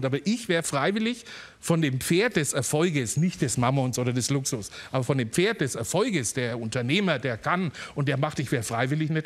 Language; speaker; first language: German; native; German